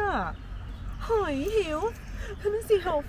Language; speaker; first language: German; non-native, learner; Thai